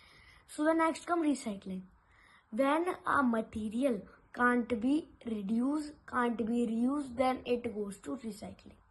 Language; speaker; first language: English; non-native, local second language; Hindi